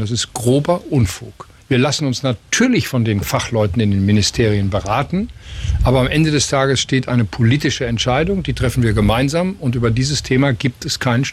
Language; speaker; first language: German; native; German